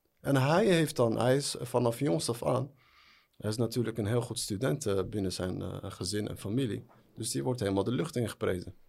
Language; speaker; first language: Dutch; early bilingual, other home language; Arabic